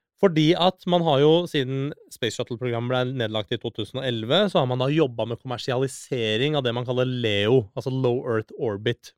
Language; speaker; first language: Norwegian; early bilingual, other home language; Persian